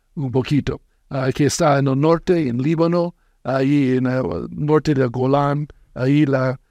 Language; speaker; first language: Spanish; non-native, fluent; English